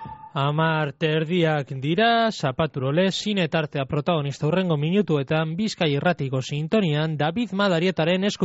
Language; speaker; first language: Basque; native; Basque